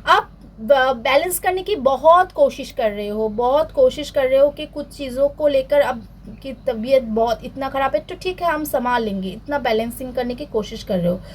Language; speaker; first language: Hindi; non-native, local second language; Bangla